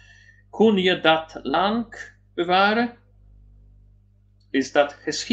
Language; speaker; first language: Dutch; non-native, learner; Polish